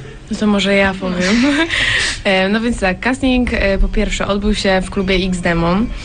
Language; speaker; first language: Polish; native; Polish